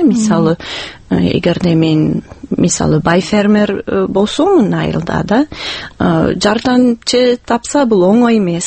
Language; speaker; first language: Kyrgyz; non-native, fluent; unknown